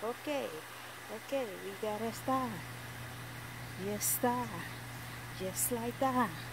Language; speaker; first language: English; non-native, learner; Spanish